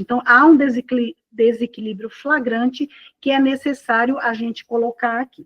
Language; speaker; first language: Portuguese; native; Portuguese